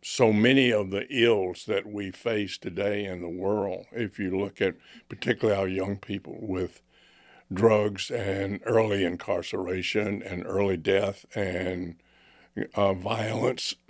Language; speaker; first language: English; native; English